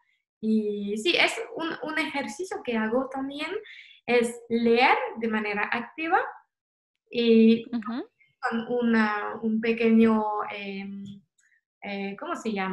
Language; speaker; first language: Spanish; non-native, fluent; French